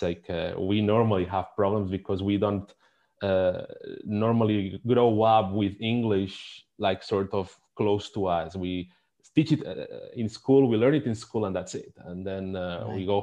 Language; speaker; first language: English; non-native, fluent; Spanish